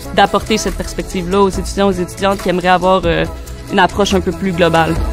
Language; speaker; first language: French; native; French